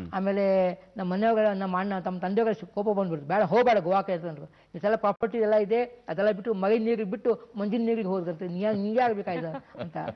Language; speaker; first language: Kannada; native; Kannada